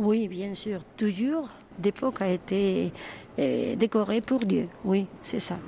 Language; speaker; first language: French; non-native, fluent; Spanish